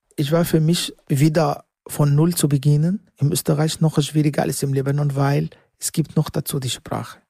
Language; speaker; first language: German; non-native, learner; Arabic